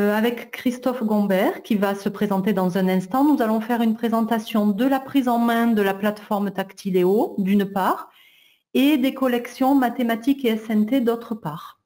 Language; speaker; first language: French; native; French